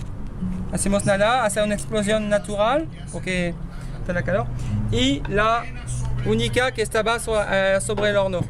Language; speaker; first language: Spanish; non-native, learner; French